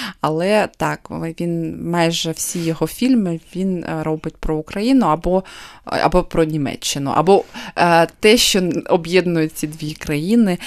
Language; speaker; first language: Ukrainian; non-native, local second language; Russian